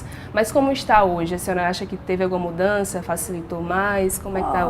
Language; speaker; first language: Portuguese; native; Portuguese